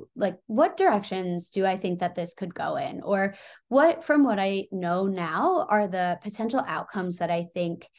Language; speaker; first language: English; native; English